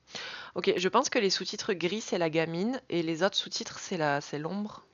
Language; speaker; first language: French; native; French